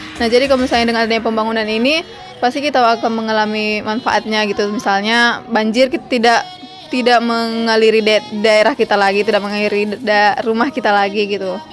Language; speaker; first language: Indonesian; native; Indonesian